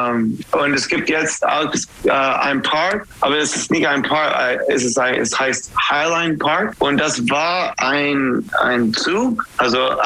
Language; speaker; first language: German; non-native, learner; English